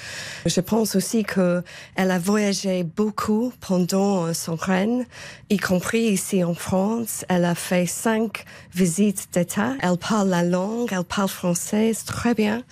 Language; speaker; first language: French; non-native, fluent; English